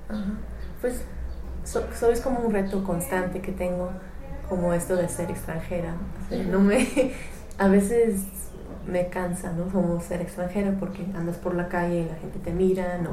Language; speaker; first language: Spanish; non-native, fluent; English